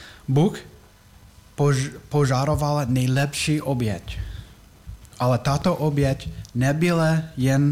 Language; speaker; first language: Czech; non-native, learner; English